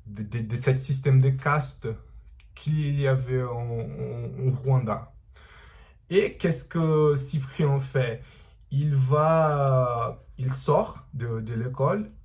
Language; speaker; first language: French; non-native, learner; Portuguese